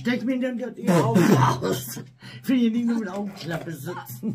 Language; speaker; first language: German; native; German